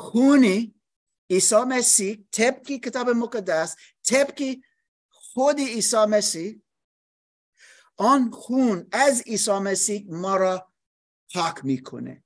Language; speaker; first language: Persian; non-native, learner; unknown